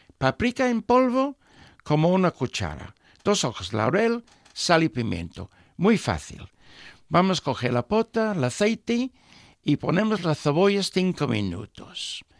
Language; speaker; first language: Spanish; non-native, fluent; English